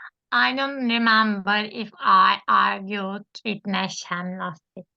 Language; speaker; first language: English; non-native, learner; Turkish